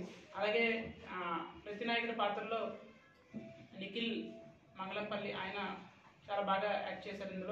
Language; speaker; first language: Telugu; native; Telugu